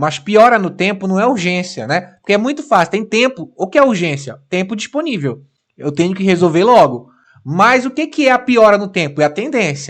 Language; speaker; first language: Portuguese; native; Portuguese